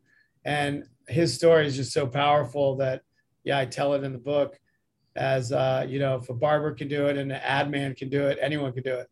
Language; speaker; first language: English; native; English